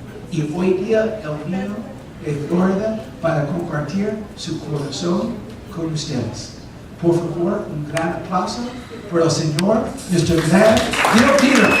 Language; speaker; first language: Spanish; non-native, fluent; English